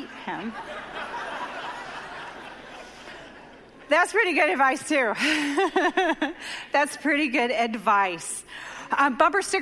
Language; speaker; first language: English; native; English